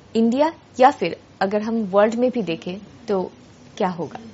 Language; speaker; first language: Hindi; non-native, local second language; Bangla